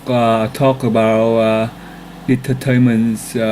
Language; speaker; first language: English; non-native, learner; Vietnamese